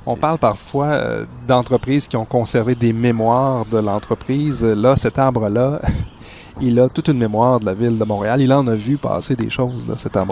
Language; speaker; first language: French; native; French